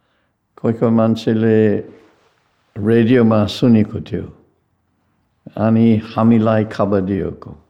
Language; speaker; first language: Nepali; non-native, fluent; English